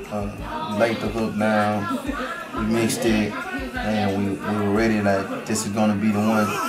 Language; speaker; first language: English; native; English